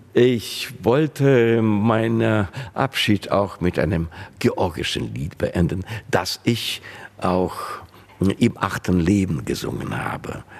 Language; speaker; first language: German; non-native, fluent; Georgian